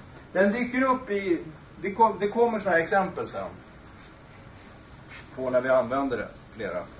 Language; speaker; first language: Swedish; native; Swedish